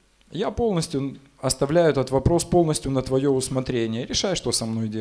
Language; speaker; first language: Russian; native; Russian